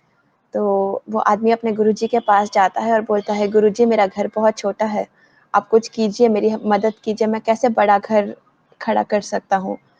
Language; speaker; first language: Hindi; native; Hindi